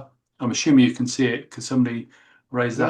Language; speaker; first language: English; native; English